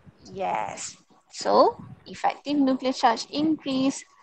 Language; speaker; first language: English; non-native, local second language; Malay